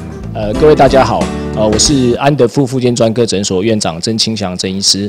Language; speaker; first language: Chinese; native; Chinese